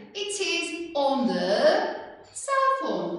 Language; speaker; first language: English; non-native, fluent; Turkish